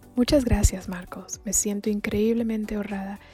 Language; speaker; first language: Spanish; native; Spanish